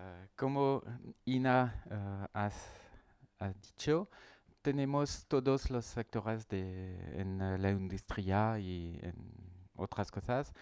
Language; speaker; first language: Spanish; non-native, learner; French